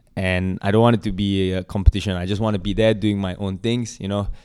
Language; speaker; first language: English; native; English